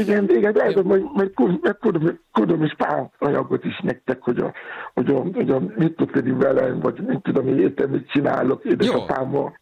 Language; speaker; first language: Hungarian; non-native, learner; Yoruba